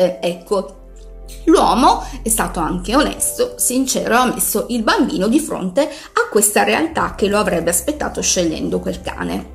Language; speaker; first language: Italian; native; Italian